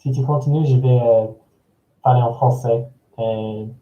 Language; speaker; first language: French; non-native, learner; English